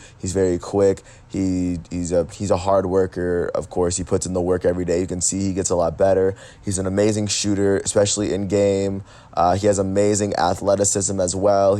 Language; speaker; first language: English; native; English